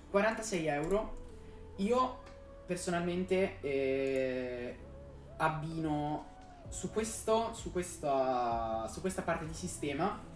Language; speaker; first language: Italian; native; Italian